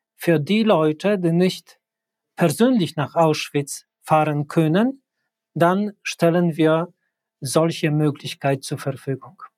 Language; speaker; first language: German; non-native, fluent; Polish